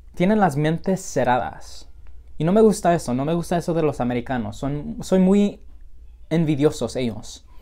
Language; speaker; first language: Spanish; early bilingual, heritage; Spanish